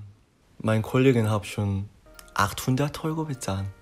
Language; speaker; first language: German; non-native, learner; Korean